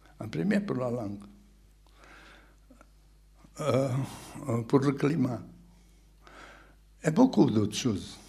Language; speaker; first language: French; non-native, fluent; Portuguese